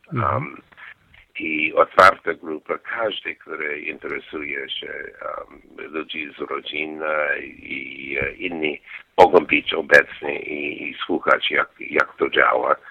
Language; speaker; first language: Polish; non-native, learner; English